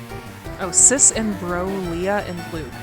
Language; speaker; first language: English; native; English